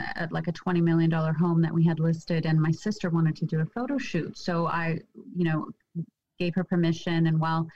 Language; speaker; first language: English; native; English